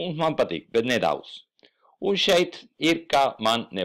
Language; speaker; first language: Latvian; non-native, fluent; Spanish